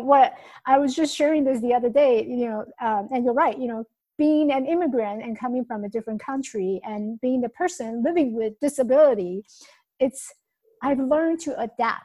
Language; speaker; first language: English; non-native, fluent; Chinese